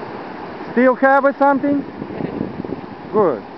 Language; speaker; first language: English; non-native, learner; Russian